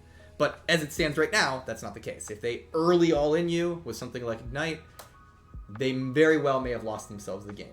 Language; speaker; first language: English; native; English